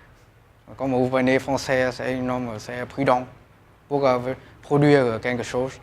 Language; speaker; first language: French; non-native, learner; Vietnamese